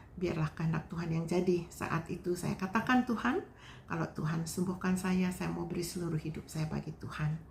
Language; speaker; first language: Indonesian; non-native, local second language; Balinese